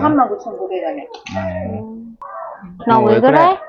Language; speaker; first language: Korean; non-native, learner; Vietnamese